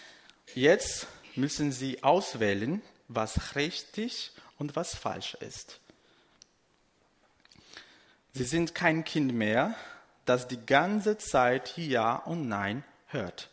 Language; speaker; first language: German; non-native, fluent; Portuguese